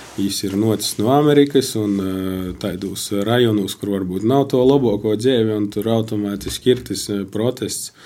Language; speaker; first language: Latvian; native; Latvian